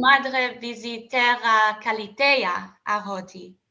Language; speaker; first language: Spanish; non-native, learner; English